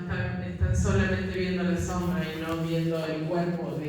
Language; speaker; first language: Spanish; native; Spanish